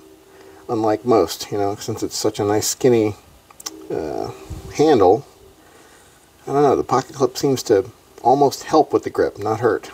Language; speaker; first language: English; native; English